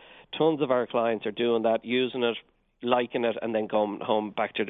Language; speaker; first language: English; native; English